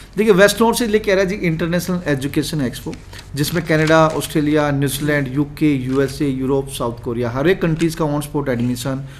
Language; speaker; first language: Hindi; native; Hindi